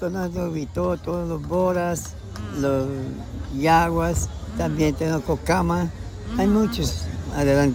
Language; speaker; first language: Portuguese; non-native, learner; Spanish